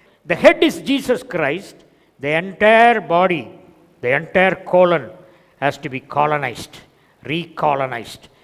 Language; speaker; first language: English; non-native, local second language; Tamil